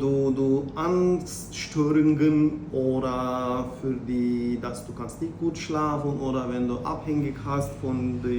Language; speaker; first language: German; non-native, learner; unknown